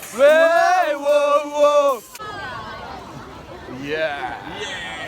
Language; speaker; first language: Korean; non-native, learner; Japanese